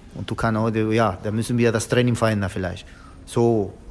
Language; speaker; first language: German; non-native, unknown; Spanish